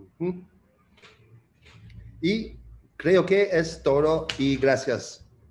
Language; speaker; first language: Spanish; non-native, learner; English